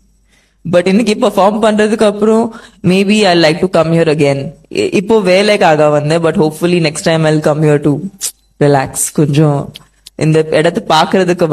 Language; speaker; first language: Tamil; non-native, fluent; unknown